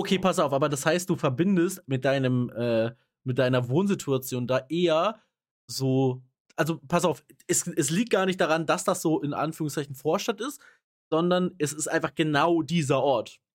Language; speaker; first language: German; native; German